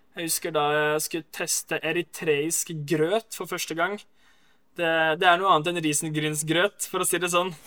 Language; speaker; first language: Norwegian; native; Norwegian